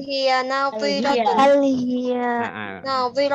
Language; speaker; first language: Arabic; non-native, learner; Indonesian